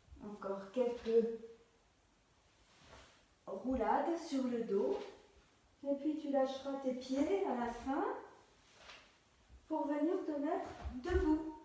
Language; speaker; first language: French; native; French